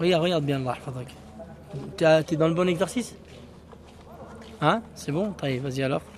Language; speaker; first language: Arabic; non-native, fluent; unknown